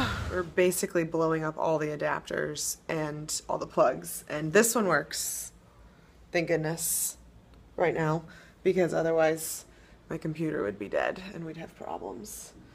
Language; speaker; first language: English; native; English